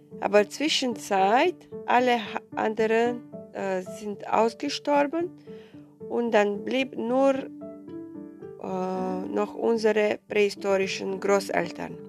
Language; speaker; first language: German; non-native, fluent; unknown